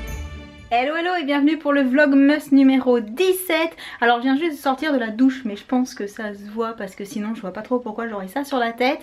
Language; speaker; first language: French; native; French